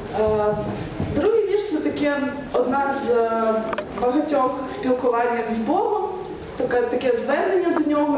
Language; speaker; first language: Ukrainian; native; Ukrainian